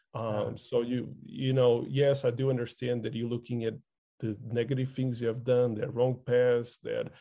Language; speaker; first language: English; non-native, fluent; Portuguese